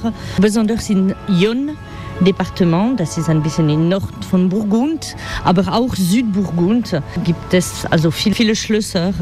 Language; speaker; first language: German; non-native, fluent; French